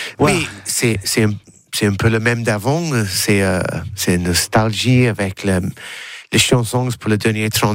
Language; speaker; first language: French; non-native, learner; English